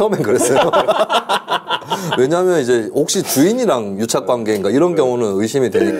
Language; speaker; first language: Korean; native; Korean